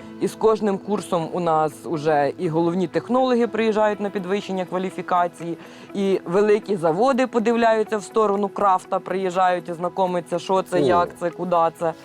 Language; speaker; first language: Ukrainian; native; Ukrainian